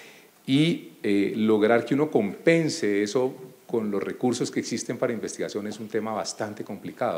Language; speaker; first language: Spanish; native; Spanish